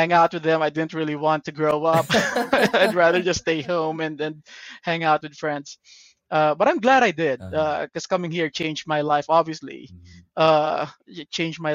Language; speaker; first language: English; non-native, local second language; Filipino